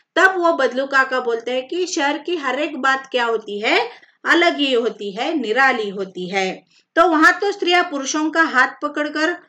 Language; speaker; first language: Hindi; non-native, local second language; Marathi